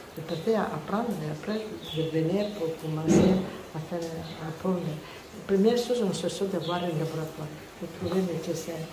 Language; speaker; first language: French; non-native, fluent; Italian